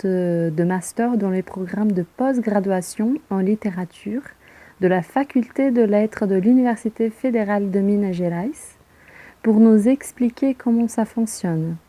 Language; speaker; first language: French; non-native, fluent; Portuguese